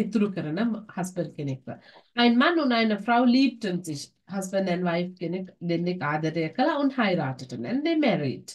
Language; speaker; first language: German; non-native, fluent; Sinhala